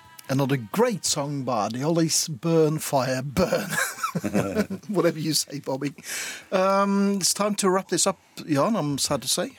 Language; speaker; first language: English; non-native, fluent; Norwegian